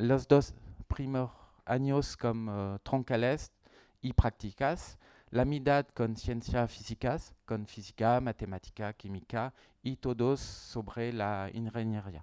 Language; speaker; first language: Spanish; non-native, learner; French